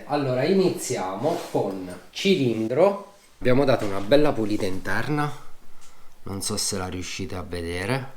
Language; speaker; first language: Italian; native; Italian